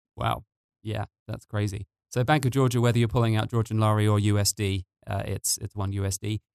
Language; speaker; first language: English; native; English